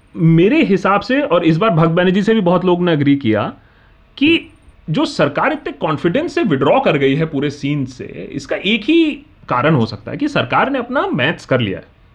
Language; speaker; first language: Hindi; native; Hindi